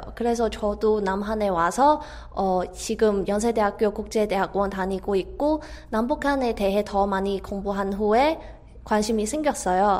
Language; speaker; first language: Korean; non-native, fluent; Cantonese